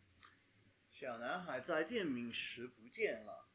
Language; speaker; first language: Chinese; non-native, learner; English